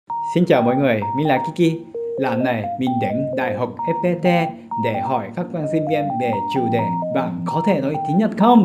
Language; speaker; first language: Vietnamese; non-native, fluent; Japanese